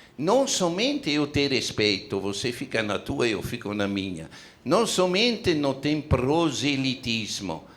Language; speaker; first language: Portuguese; non-native, fluent; Italian